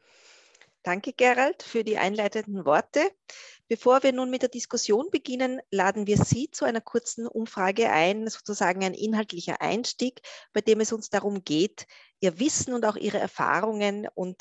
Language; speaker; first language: German; native; German